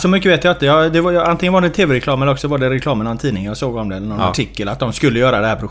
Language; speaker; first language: Swedish; native; Swedish